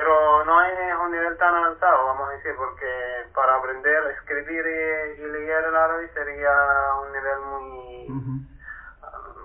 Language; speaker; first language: Spanish; non-native, fluent; Arabic